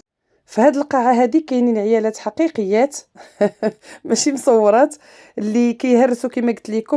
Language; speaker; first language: Arabic; native; Arabic